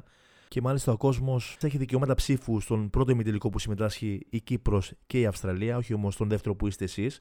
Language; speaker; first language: Greek; native; Greek